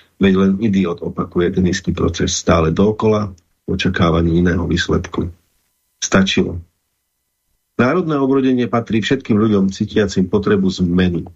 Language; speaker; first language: Slovak; native; Slovak